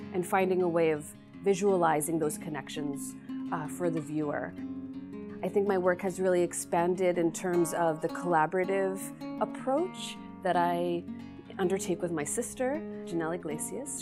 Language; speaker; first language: English; native; English